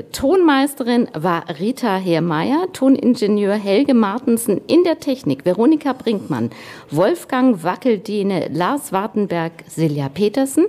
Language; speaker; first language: German; native; German